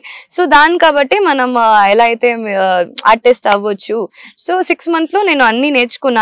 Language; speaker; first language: Telugu; non-native, local second language; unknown